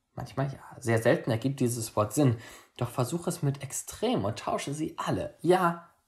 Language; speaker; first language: German; native; German